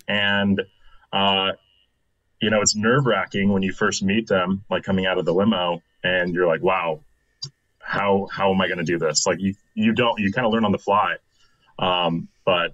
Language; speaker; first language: English; native; English